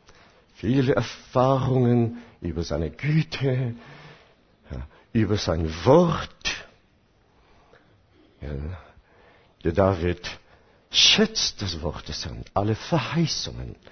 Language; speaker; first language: German; non-native, fluent; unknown